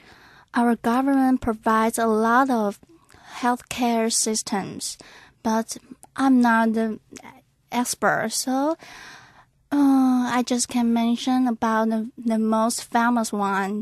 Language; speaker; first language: English; non-native, learner; Chinese